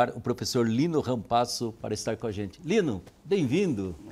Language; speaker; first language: Portuguese; native; Portuguese